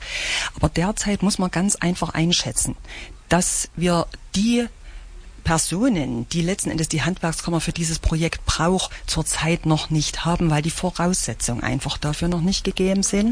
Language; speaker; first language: German; native; German